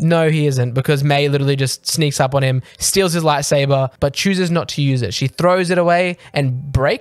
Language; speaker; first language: English; native; English